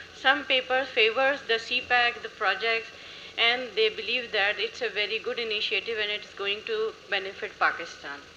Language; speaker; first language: English; non-native, local second language; Urdu